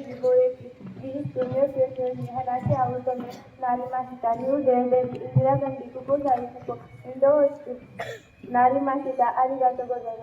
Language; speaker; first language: Japanese; non-native, learner; Marathi